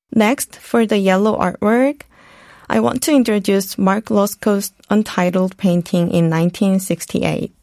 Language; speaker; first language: English; non-native, fluent; Korean